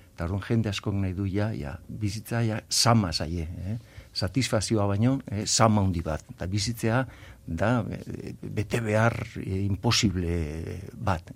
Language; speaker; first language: Basque; native; Basque